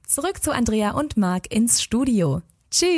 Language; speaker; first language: German; native; German